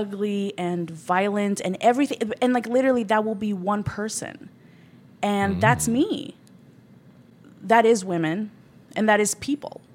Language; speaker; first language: English; early bilingual, other home language; Spanish